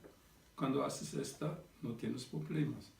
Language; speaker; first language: Spanish; non-native, fluent; German